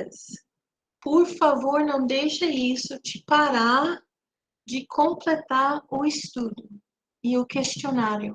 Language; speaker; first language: Portuguese; non-native, fluent; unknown